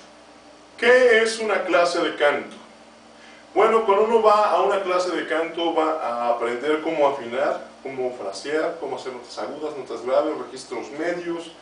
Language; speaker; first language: Spanish; native; Spanish